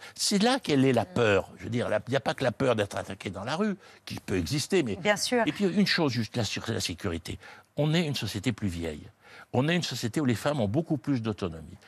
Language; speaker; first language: French; native; French